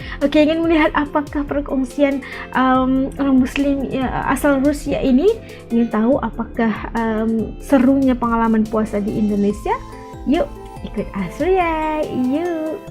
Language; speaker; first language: Malay; native; Malay